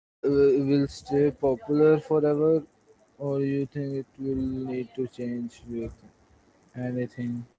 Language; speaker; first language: English; non-native, learner; Urdu